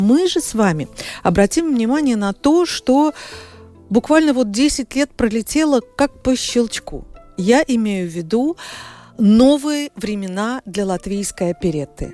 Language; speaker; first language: Russian; native; Russian